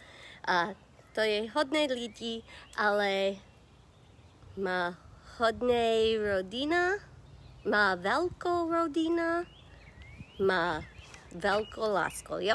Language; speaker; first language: Czech; non-native, learner; English